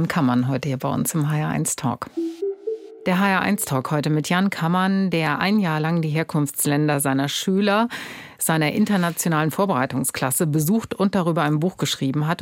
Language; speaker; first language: German; native; German